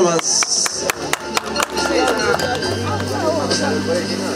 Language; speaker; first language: Spanish; native; Spanish